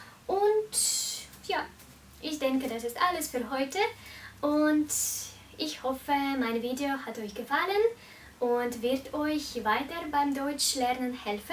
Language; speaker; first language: German; non-native, fluent; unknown